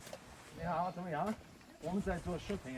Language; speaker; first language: Chinese; non-native, learner; English